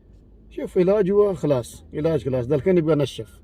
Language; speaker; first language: Arabic; non-native, learner; Urdu